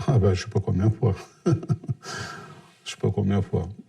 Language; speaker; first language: French; non-native, learner; Turkish